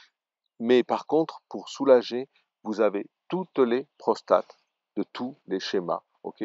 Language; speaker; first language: French; native; French